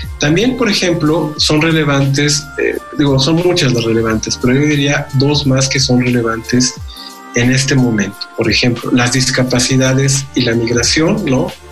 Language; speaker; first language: Spanish; native; Spanish